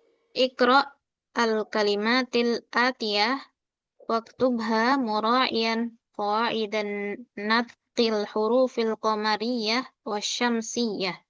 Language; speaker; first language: Arabic; non-native, fluent; Indonesian